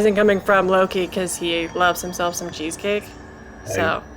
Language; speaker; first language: English; native; English